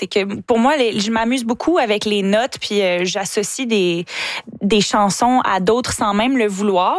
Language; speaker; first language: French; native; French